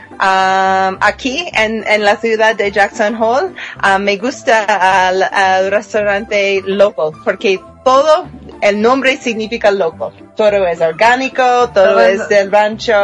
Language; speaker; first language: Spanish; non-native, fluent; English